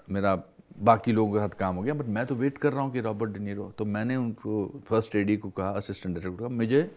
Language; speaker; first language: Hindi; native; Hindi